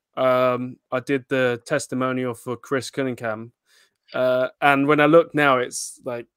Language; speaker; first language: English; native; English